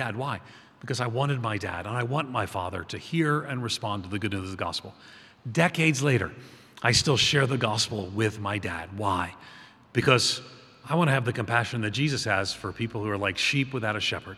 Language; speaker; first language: English; native; English